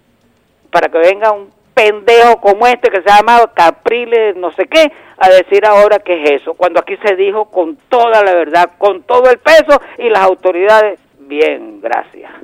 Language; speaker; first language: Spanish; native; Spanish